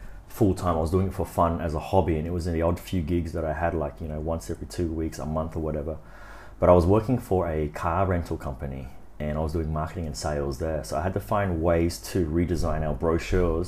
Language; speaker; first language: English; native; English